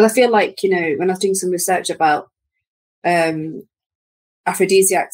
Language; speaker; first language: English; native; English